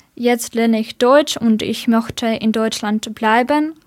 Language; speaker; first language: German; non-native, learner; Ukrainian